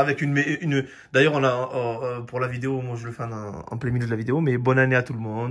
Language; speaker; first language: French; native; French